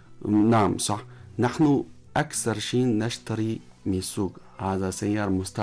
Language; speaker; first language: Arabic; non-native, learner; Chinese